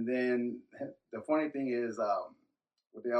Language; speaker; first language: English; native; English